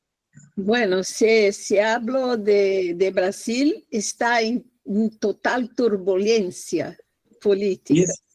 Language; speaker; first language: Spanish; non-native, fluent; Portuguese